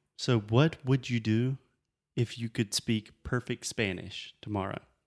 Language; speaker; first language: English; native; English